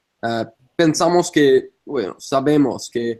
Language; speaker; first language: Spanish; non-native, fluent; English